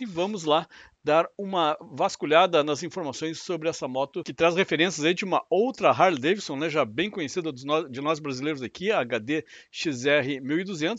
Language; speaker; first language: Portuguese; native; Portuguese